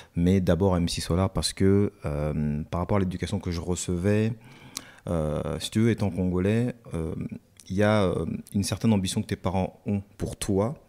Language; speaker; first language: French; native; French